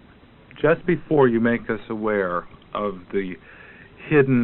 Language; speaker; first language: English; native; English